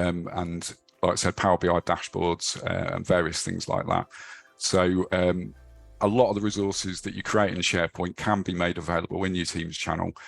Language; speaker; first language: English; native; English